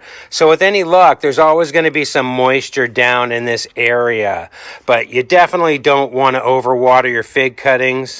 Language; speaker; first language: English; native; English